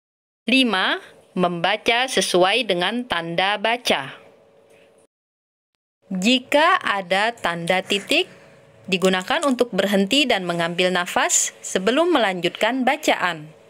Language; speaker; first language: Indonesian; native; Indonesian